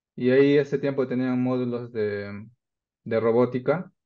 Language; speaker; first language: Spanish; native; Spanish